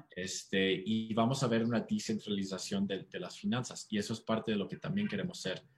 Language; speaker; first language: Spanish; non-native, fluent; English